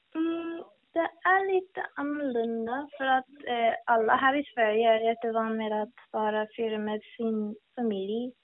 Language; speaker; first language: Swedish; non-native, fluent; English